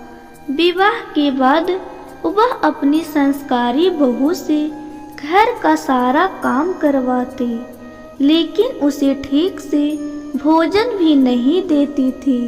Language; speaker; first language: Hindi; native; Hindi